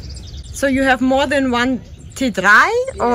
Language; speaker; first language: English; non-native, learner; German